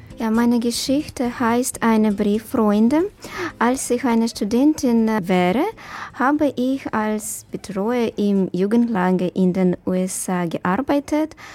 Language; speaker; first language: German; non-native, learner; Russian